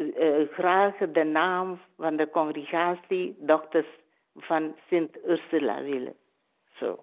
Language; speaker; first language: Dutch; non-native, learner; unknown